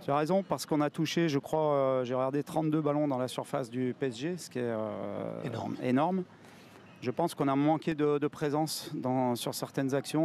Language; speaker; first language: French; native; French